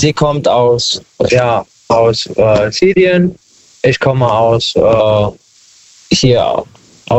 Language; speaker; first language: German; early bilingual, other home language; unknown